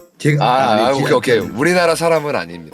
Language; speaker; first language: Korean; native; Korean